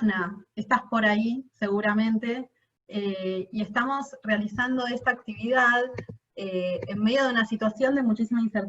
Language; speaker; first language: Spanish; native; Spanish